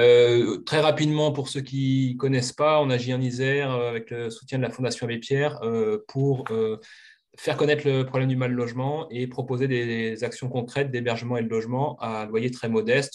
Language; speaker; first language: French; native; French